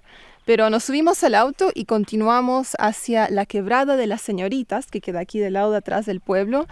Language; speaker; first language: Spanish; native; Spanish